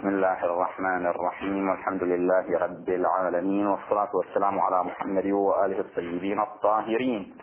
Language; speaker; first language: Arabic; native; Arabic